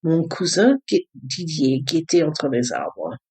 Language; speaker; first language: French; early bilingual, other home language; English